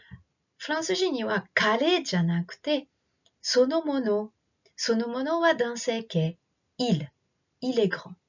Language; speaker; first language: Japanese; non-native, fluent; French